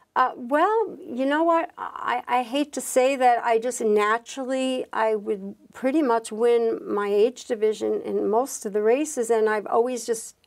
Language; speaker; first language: English; native; English